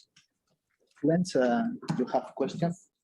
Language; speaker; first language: English; non-native, fluent; Spanish